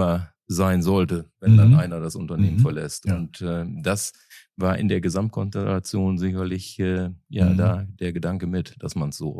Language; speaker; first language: German; native; German